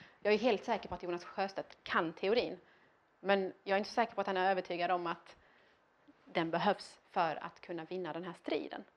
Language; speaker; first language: Swedish; early bilingual, other home language; Persian